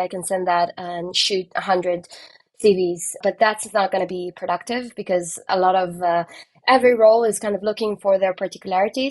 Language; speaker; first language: English; non-native, fluent; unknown